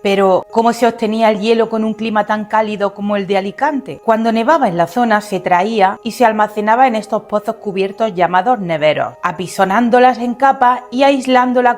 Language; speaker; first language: Spanish; native; Spanish